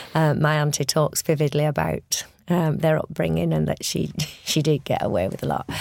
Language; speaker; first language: English; native; English